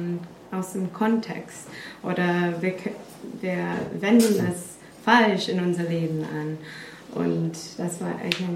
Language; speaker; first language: German; non-native, fluent; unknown